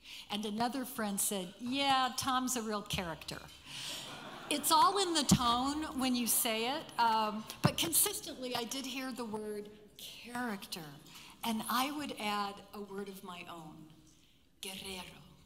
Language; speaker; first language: English; native; English